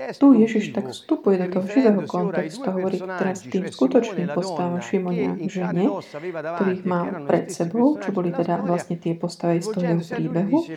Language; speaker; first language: Slovak; non-native, fluent; Italian